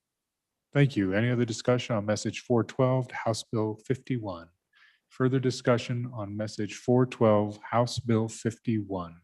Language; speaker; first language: English; native; English